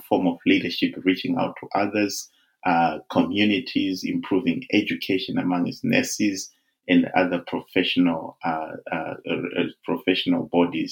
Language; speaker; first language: English; non-native, local second language; Shona